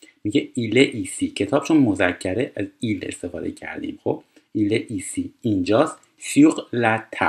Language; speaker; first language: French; non-native, fluent; Persian